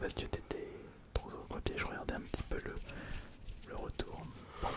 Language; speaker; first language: French; native; French